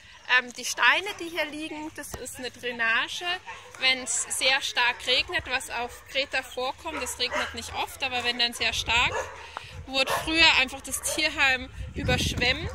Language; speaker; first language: German; native; German